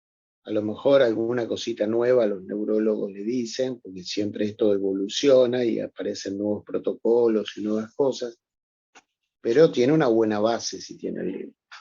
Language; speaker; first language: Spanish; native; Spanish